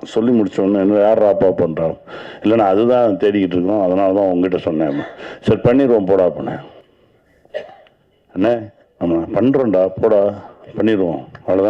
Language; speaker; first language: Tamil; native; Tamil